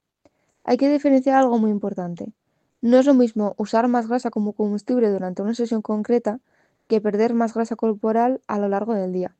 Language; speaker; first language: Spanish; native; Spanish